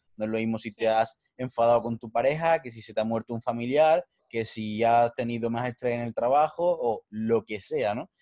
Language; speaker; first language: Spanish; native; Spanish